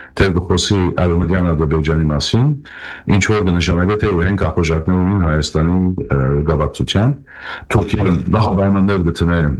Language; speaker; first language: Armenian; early bilingual, heritage; Armenian